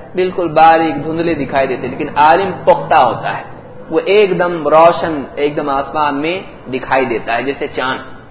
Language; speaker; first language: Urdu; native; Urdu